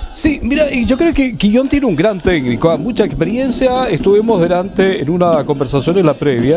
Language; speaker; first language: Spanish; native; Spanish